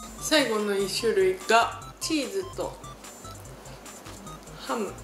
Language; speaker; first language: Japanese; native; Japanese